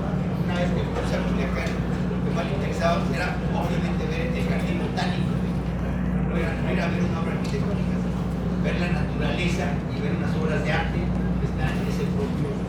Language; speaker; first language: Spanish; native; Spanish